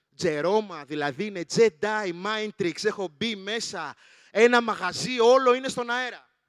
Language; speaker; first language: Greek; early bilingual, other home language; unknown